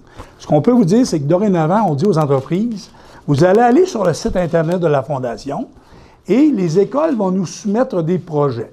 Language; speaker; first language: French; native; French